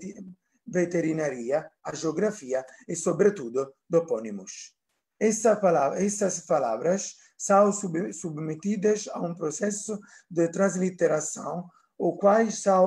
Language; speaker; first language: Portuguese; non-native, fluent; Italian